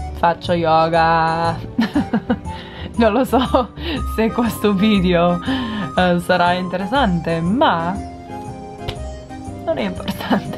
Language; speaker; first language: Italian; non-native, learner; English